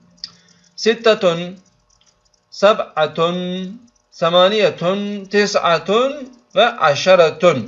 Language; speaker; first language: Arabic; non-native, fluent; Turkish